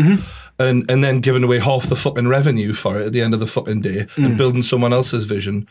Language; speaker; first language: English; native; English